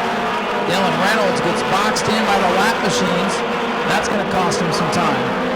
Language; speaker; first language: English; native; English